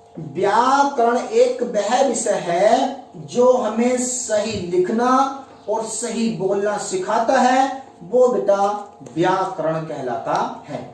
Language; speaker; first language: Hindi; native; Hindi